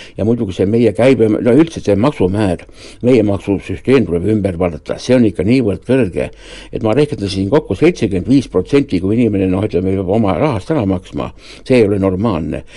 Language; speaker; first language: Estonian; native; Estonian